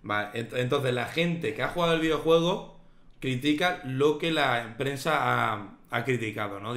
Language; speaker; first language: Spanish; native; Spanish